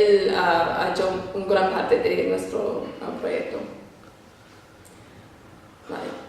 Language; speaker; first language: Spanish; non-native, fluent; English